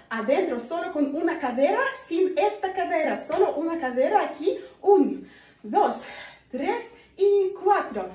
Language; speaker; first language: Spanish; non-native, learner; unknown